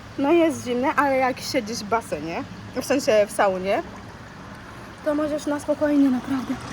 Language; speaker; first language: Polish; non-native, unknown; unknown